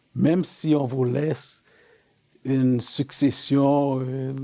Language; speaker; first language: French; non-native, local second language; Haitian Creole